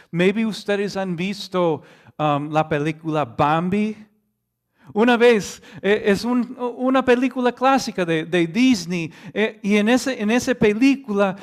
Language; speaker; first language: Spanish; non-native, fluent; English